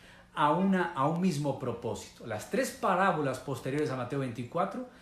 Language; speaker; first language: Spanish; native; Spanish